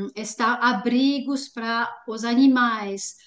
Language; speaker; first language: Portuguese; non-native, fluent; French